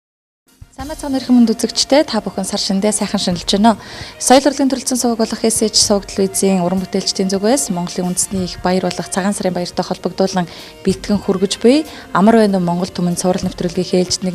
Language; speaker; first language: Mongolian; native; Mongolian